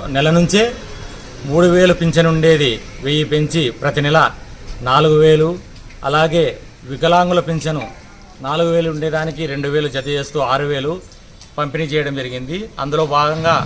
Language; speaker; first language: Telugu; native; Telugu